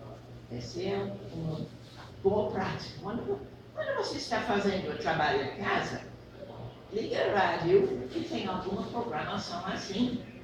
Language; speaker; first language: Portuguese; non-native, fluent; English